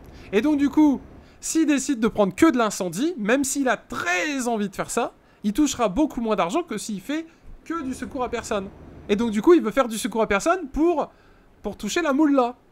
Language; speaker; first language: French; native; French